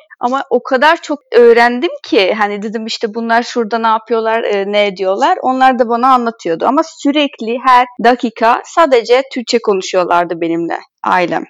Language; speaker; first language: Turkish; non-native, fluent; Hungarian